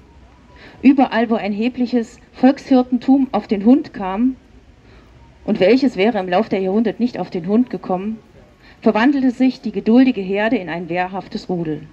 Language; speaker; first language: German; native; German